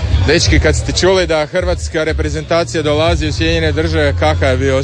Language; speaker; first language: Serbian; native; Serbian